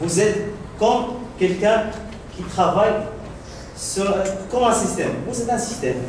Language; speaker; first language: French; non-native, local second language; Arabic